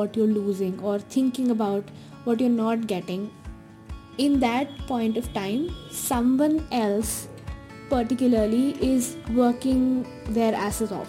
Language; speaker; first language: English; non-native, local second language; Hindi